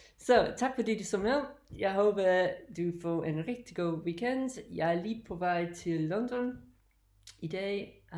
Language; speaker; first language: Danish; non-native, learner; English